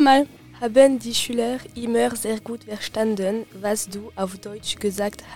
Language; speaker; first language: German; non-native, learner; French